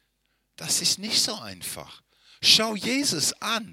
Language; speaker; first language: German; non-native, fluent; English